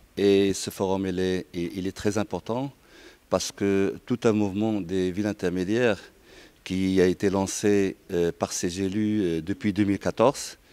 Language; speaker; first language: French; non-native, local second language; Arabic